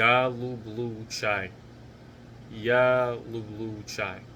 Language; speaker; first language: Russian; non-native, fluent; English